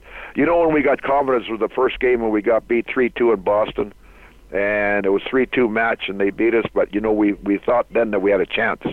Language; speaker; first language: English; native; English